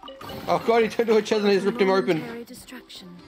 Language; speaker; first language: English; native; English